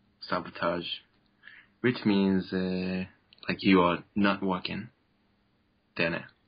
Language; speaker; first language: English; non-native, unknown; Japanese